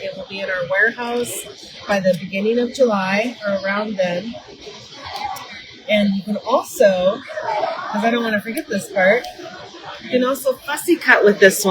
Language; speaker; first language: English; native; English